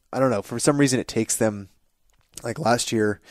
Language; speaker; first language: English; native; English